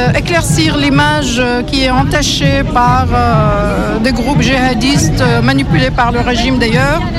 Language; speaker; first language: French; non-native, fluent; Kurdish